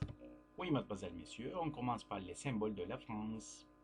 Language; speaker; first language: French; non-native, fluent; Turkish